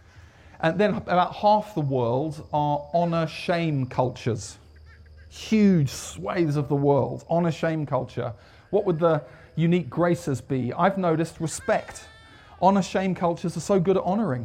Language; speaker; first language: English; native; English